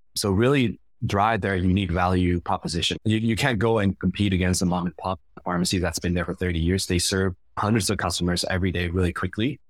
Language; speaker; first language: English; non-native, fluent; Khmer